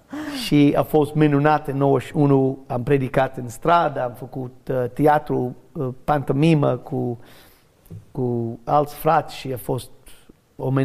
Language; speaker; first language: Romanian; non-native, learner; English